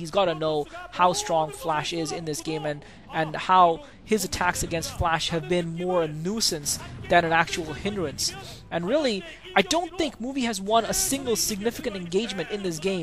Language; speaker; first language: English; native; English